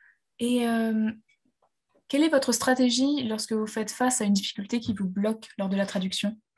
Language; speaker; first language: French; native; French